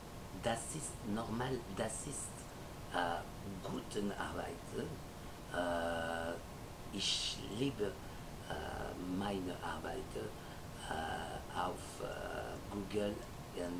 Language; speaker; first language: German; non-native, learner; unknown